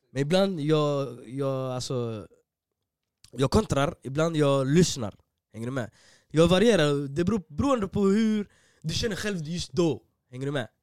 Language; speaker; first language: Swedish; early bilingual, other home language; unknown